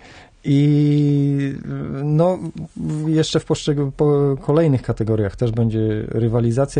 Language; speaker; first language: Polish; native; Polish